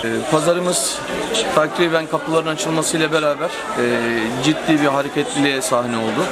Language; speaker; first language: Turkish; native; Turkish